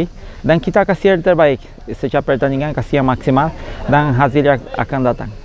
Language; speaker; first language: Indonesian; non-native, fluent; Portuguese